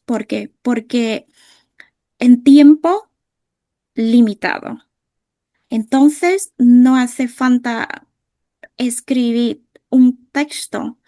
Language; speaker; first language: Spanish; non-native, fluent; Vietnamese